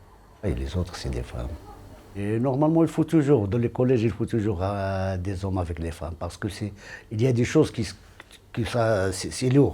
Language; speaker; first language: French; non-native, fluent; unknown